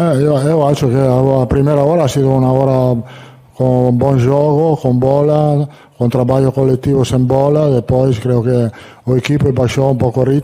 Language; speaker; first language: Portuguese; non-native, learner; Italian